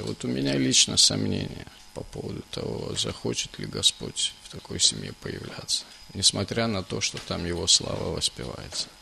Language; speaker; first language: Russian; native; Russian